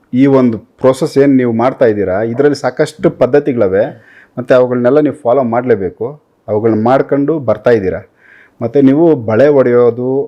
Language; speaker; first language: Kannada; native; Kannada